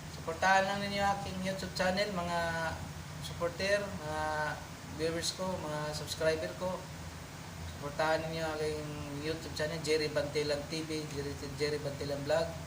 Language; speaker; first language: Filipino; non-native, local second language; Cebuano